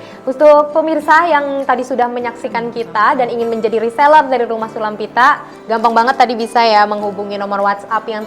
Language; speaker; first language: Indonesian; native; Indonesian